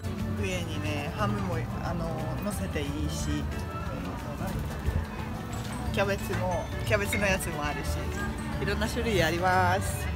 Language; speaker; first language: Japanese; non-native, fluent; Hungarian